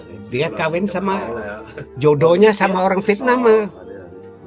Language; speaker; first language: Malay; non-native, local second language; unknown